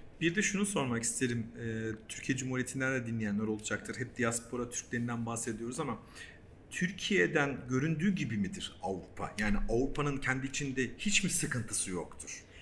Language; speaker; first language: Turkish; early bilingual, heritage; Turkish